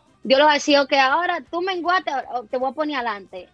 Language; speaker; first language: Spanish; early bilingual, heritage; Spanish